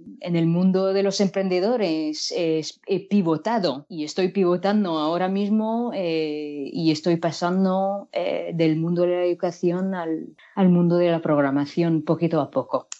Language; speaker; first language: Spanish; non-native, fluent; French